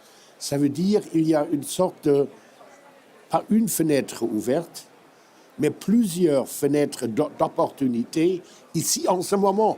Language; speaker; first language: French; non-native, fluent; German